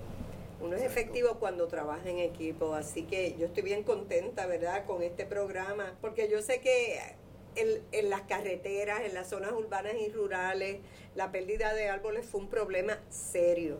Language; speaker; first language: Spanish; native; Spanish